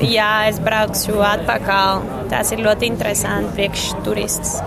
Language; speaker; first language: Latvian; non-native, learner; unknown